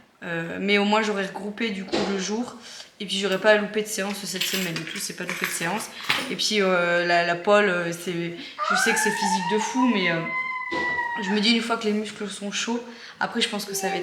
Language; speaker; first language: French; native; French